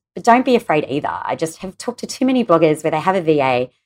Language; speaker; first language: English; native; English